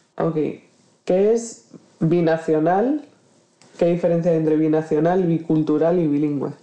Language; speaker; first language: Spanish; native; Spanish